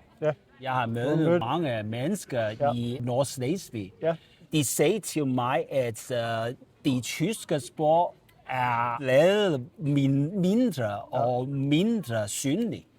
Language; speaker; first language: Danish; non-native, learner; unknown